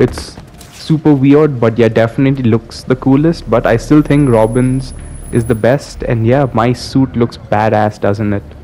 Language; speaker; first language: English; native; English